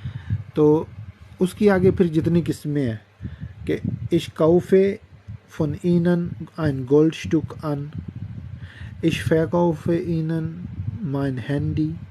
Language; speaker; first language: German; non-native, learner; Urdu